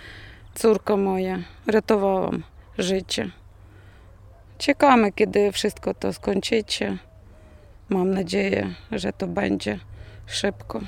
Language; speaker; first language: Polish; non-native, learner; Ukrainian